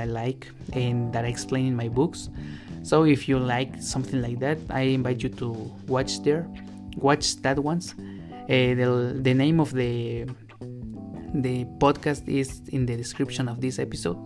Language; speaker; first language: English; non-native, learner; Spanish